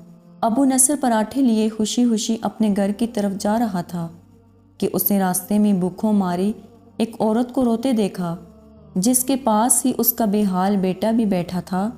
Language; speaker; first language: Urdu; native; Urdu